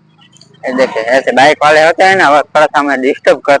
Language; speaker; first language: Hindi; non-native, local second language; Gujarati